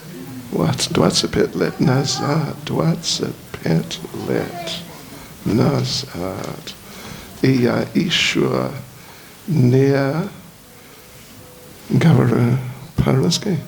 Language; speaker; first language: Russian; non-native, learner; English